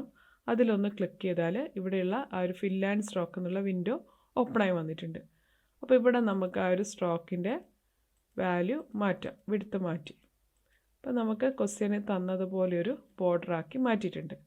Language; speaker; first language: Malayalam; native; Malayalam